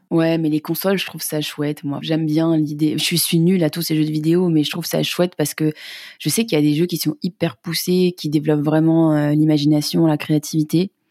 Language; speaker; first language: French; native; French